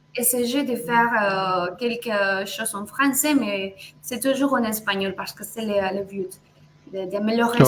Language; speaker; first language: French; non-native, fluent; Spanish